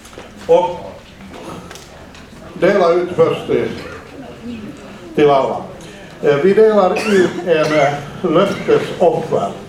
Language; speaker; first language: Swedish; non-native, fluent; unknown